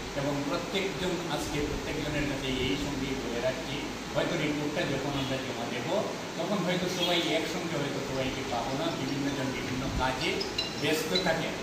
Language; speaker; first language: Bangla; native; Bangla